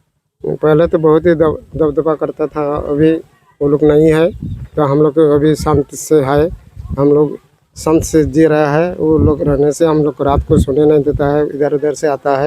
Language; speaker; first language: Hindi; non-native, local second language; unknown